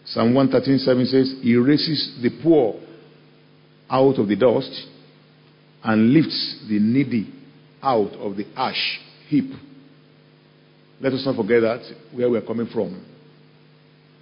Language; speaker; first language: English; non-native, local second language; Yoruba